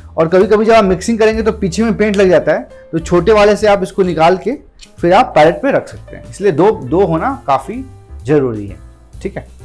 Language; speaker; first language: Hindi; non-native, local second language; Gujarati